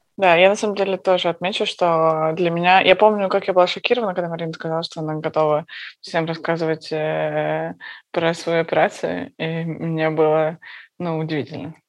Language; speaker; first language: Russian; native; Russian